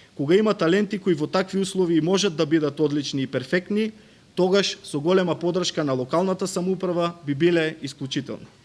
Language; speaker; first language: Macedonian; native; Macedonian